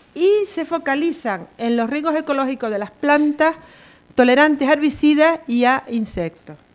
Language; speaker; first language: Spanish; native; Spanish